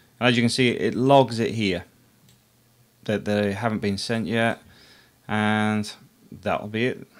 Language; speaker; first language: English; native; English